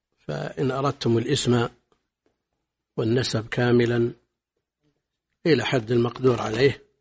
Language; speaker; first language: Arabic; native; Arabic